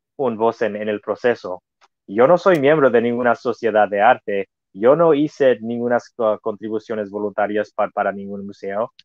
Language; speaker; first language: Spanish; native; Spanish